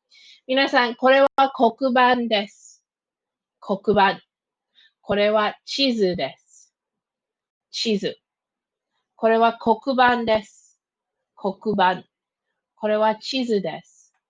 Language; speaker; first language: Japanese; non-native, fluent; English